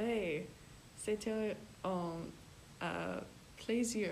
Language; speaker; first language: French; non-native, learner; English